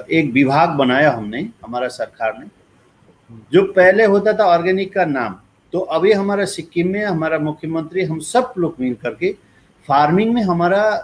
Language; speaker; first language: Hindi; non-native, local second language; Nepali